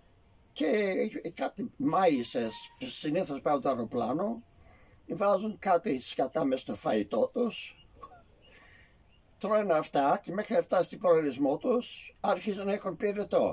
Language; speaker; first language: Greek; early bilingual, heritage; Greek